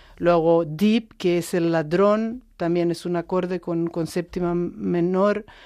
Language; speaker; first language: Spanish; non-native, fluent; Macedonian